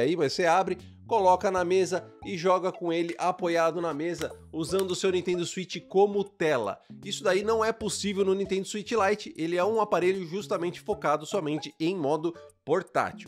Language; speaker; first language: Portuguese; native; Portuguese